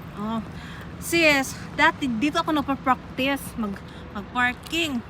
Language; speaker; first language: Filipino; non-native, local second language; Waray